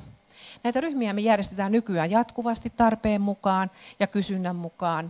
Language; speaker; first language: Finnish; native; Finnish